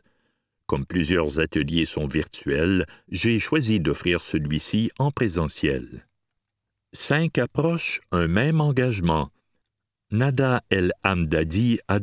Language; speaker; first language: French; native; French